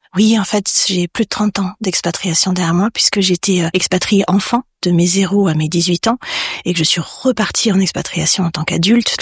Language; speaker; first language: French; early bilingual, heritage; French